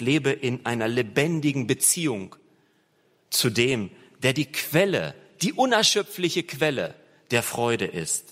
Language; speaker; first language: German; native; German